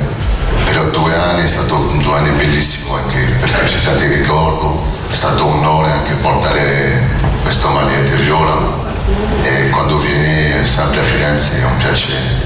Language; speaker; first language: Italian; non-native, fluent; French